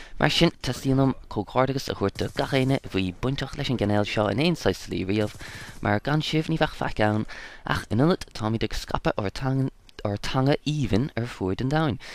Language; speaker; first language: Irish; non-native, local second language; English